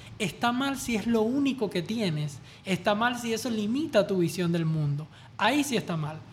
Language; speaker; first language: Spanish; native; Spanish